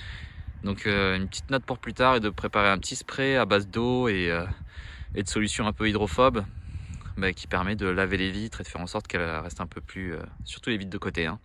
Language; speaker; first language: French; native; French